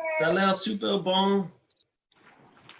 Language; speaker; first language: French; non-native, learner; English